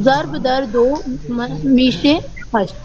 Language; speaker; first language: Persian; non-native, learner; Urdu